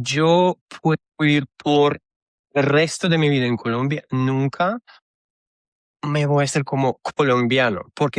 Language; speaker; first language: Spanish; non-native, fluent; Russian